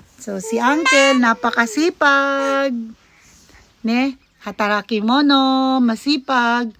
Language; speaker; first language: Filipino; native; Filipino